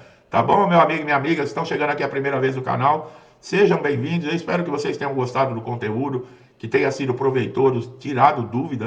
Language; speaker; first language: Portuguese; native; Portuguese